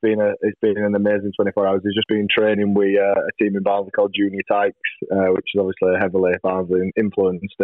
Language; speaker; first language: English; native; English